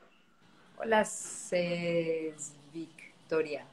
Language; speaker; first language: Spanish; native; Spanish